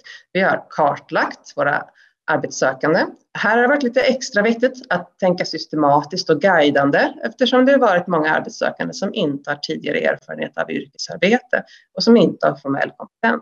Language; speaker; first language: Swedish; native; Swedish